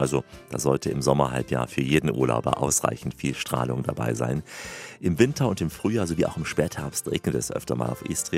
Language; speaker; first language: German; native; German